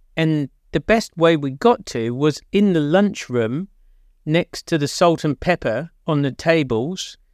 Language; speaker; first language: English; native; English